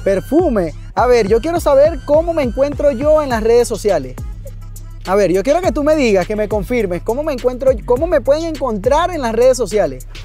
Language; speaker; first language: Spanish; native; Spanish